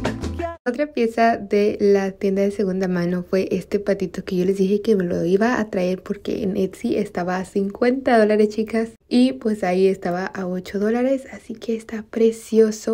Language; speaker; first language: Spanish; native; Spanish